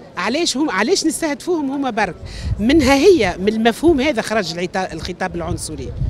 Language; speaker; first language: Arabic; native; Arabic